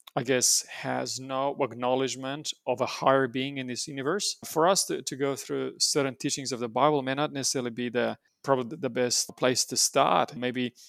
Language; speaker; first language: English; non-native, fluent; Romanian